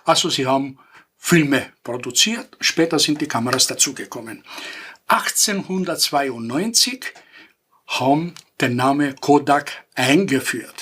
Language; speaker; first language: German; non-native, fluent; Greek